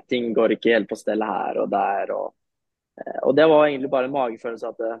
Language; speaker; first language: Norwegian; native; Norwegian